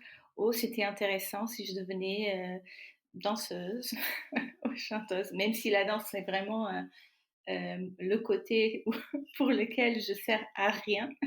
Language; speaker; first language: French; non-native, fluent; Portuguese